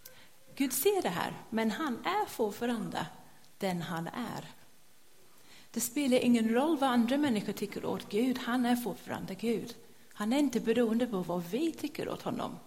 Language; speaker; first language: Swedish; non-native, fluent; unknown